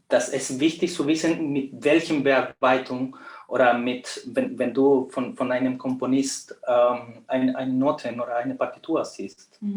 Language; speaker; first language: German; non-native, fluent; Spanish